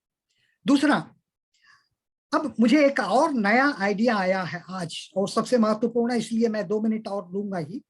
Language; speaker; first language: Hindi; native; Hindi